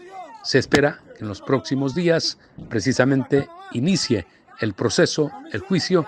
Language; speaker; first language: Spanish; native; Spanish